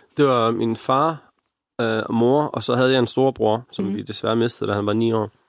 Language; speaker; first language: Danish; early bilingual, other home language; Arabic